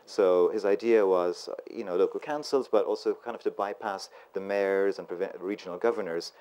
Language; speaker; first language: English; native; English